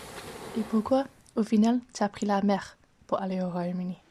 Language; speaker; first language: French; native; French